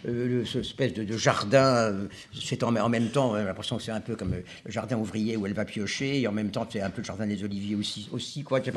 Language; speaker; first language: French; native; French